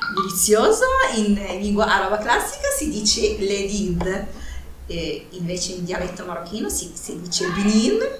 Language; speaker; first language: Italian; non-native, fluent; Arabic